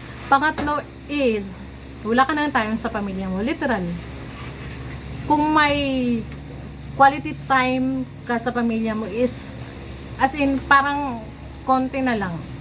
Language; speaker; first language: Filipino; non-native, local second language; Cebuano